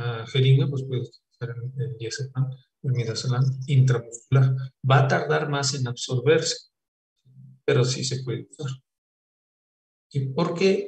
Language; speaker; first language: Spanish; native; Spanish